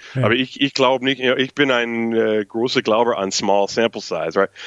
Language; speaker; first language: German; non-native, fluent; English